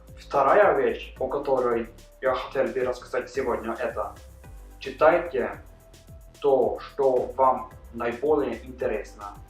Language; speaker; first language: Russian; non-native, fluent; Norwegian